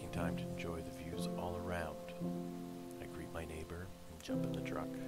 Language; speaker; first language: English; native; English